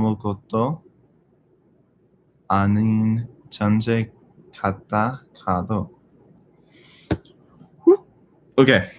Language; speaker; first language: Korean; non-native, learner; English